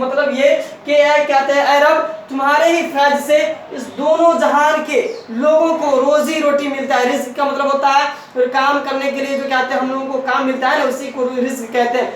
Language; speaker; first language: Urdu; native; Urdu